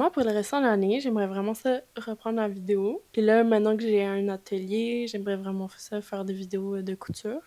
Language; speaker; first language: French; native; French